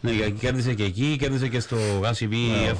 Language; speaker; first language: Greek; native; Greek